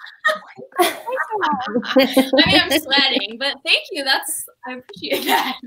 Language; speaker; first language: English; native; English